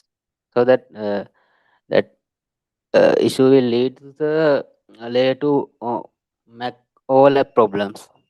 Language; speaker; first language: English; non-native, fluent; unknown